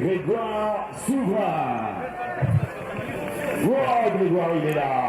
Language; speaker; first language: French; native; French